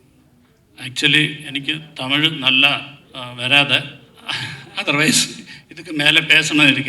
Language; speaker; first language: Tamil; non-native, learner; Malayalam